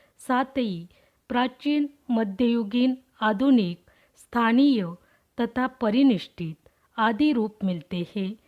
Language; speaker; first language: Hindi; non-native, local second language; Marathi